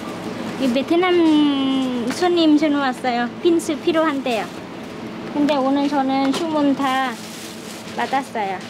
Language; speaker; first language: Korean; non-native, learner; Vietnamese